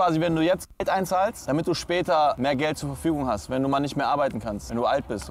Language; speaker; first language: German; native; German